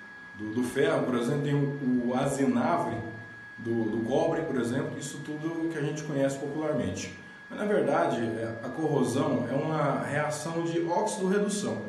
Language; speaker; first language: Portuguese; native; Portuguese